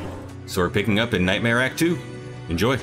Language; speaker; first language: English; native; English